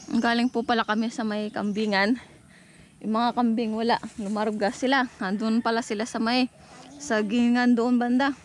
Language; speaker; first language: Filipino; native; Filipino